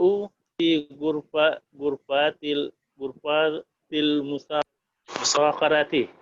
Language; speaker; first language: Arabic; non-native, learner; Indonesian